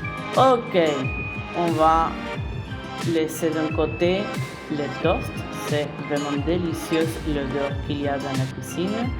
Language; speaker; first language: French; non-native, fluent; Spanish